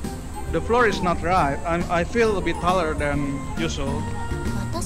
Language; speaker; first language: English; non-native, fluent; Indonesian